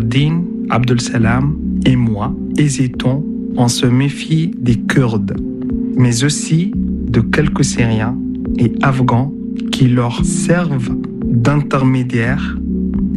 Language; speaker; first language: French; non-native, fluent; Arabic